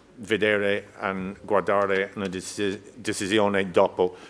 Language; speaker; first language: Italian; non-native, learner; English